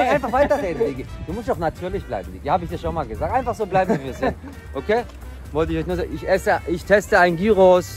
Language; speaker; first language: German; native; German